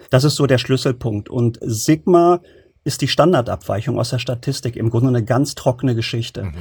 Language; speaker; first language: German; early bilingual, other home language; Turkish